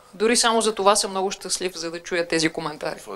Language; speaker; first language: Bulgarian; native; Bulgarian